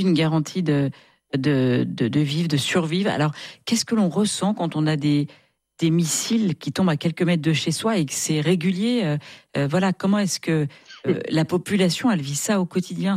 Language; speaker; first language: French; native; French